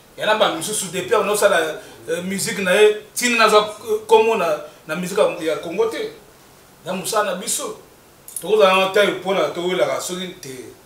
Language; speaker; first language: Lingala; native; Lingala